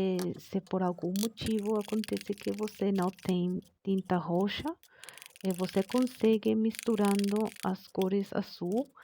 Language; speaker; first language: Portuguese; non-native, learner; Spanish